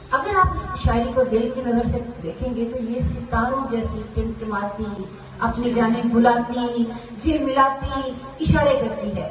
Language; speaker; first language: Urdu; native; Urdu